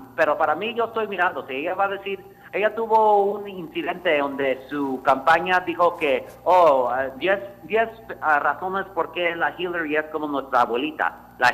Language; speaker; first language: Spanish; early bilingual, heritage; Spanish